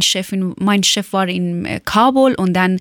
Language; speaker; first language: German; non-native, learner; Persian